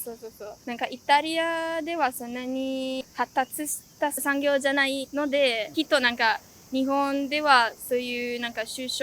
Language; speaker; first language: Japanese; non-native, fluent; Italian